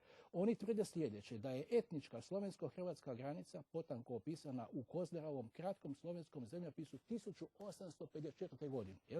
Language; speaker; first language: Croatian; native; Croatian